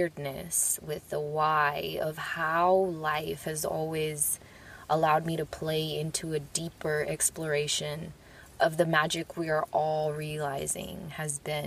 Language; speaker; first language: English; early bilingual, other home language; Spanish